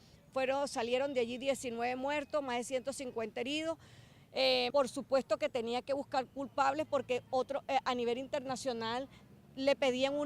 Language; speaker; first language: Spanish; native; Spanish